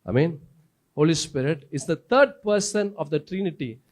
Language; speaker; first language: English; non-native, local second language; Tamil